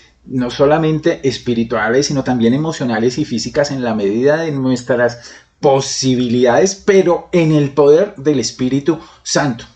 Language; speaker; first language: Spanish; native; Spanish